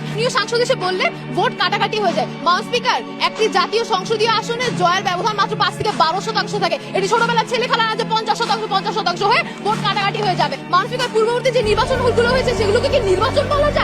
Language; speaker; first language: Bangla; native; Bangla